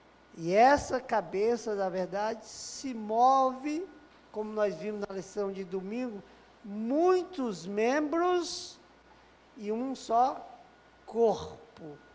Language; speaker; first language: Portuguese; native; Portuguese